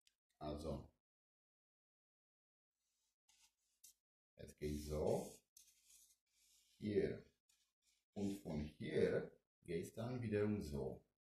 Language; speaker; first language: German; non-native, fluent; Polish